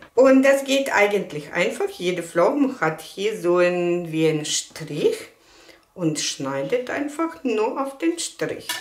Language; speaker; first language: German; non-native, fluent; Russian